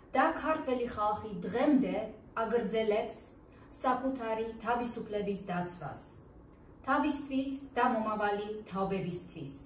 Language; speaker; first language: Georgian; non-native, learner; Dutch